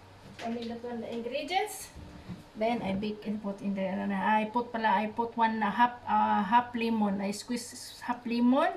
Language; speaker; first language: English; non-native, learner; Cebuano